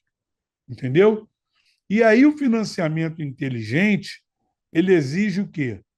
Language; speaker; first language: Portuguese; native; Portuguese